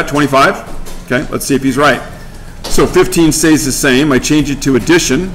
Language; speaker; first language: English; native; English